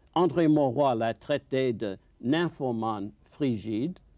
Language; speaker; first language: French; non-native, fluent; English